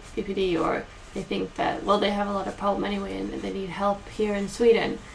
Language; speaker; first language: English; non-native, fluent; Swedish